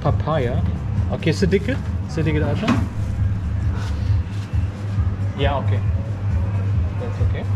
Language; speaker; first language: English; non-native, fluent; German